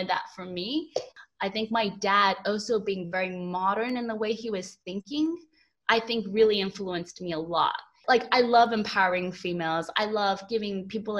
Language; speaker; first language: English; native; English